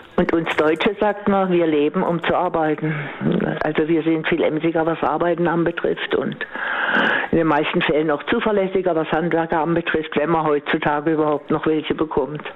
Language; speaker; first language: German; native; German